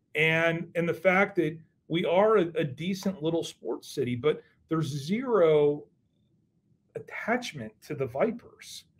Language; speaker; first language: English; native; English